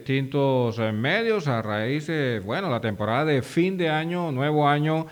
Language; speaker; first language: Spanish; native; Spanish